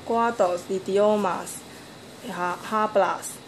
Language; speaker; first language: Spanish; non-native, learner; Chinese